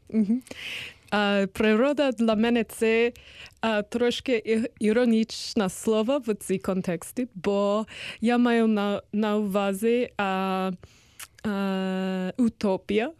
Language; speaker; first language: Ukrainian; non-native, learner; English